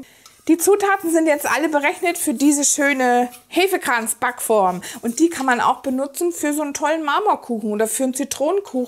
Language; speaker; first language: German; native; German